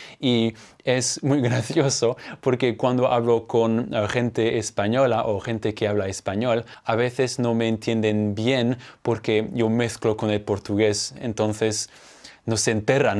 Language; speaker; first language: Spanish; non-native, fluent; French